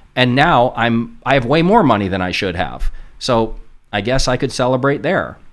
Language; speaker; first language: English; native; English